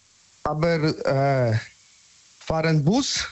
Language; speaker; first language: German; non-native, learner; Polish